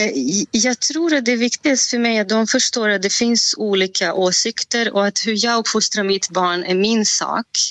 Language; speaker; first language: Swedish; non-native, fluent; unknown